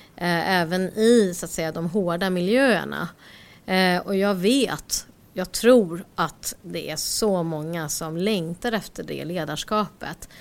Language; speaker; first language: Swedish; early bilingual, other home language; Korean